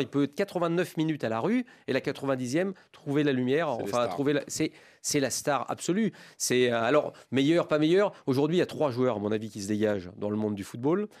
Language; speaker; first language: French; native; French